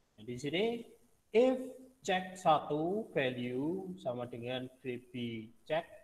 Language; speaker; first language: Indonesian; non-native, local second language; Javanese